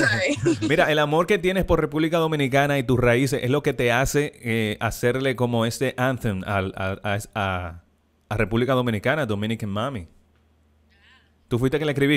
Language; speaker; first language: Spanish; native; Spanish